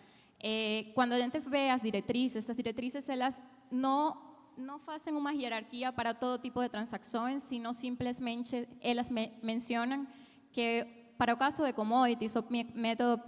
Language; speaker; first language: Portuguese; non-native, fluent; Spanish